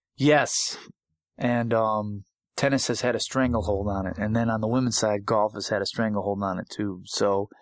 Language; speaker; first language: English; native; English